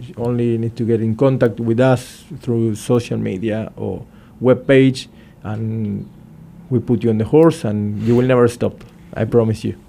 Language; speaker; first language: English; non-native, fluent; Spanish